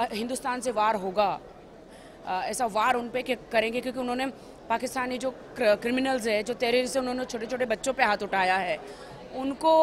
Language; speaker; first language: Hindi; native; Hindi